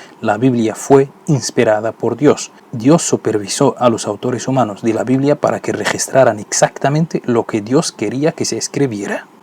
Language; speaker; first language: Spanish; non-native, fluent; Arabic